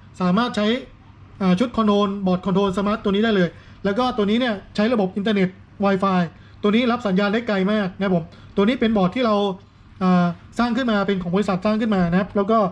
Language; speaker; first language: Thai; native; Thai